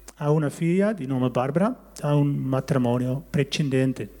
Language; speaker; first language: Italian; non-native, learner; Dutch